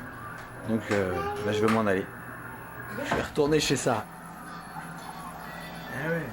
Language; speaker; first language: French; native; French